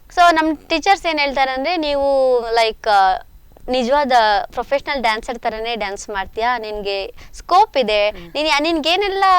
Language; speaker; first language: Kannada; native; Kannada